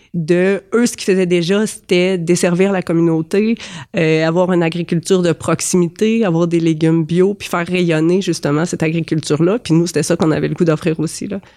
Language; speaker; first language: French; native; French